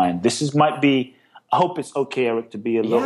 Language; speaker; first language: English; native; English